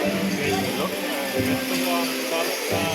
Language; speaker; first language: English; non-native, learner; German